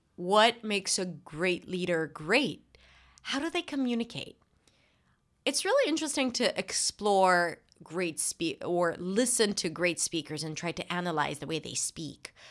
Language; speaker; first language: English; non-native, fluent; Hebrew